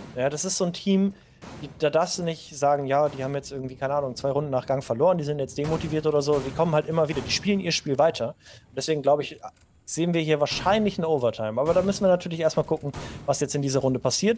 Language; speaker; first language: German; native; German